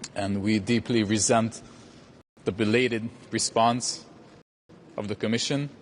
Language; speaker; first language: English; non-native, fluent; Hungarian